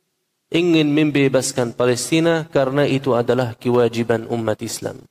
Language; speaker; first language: Indonesian; non-native, fluent; Arabic